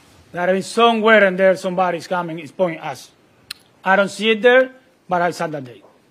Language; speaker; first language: English; non-native, learner; Spanish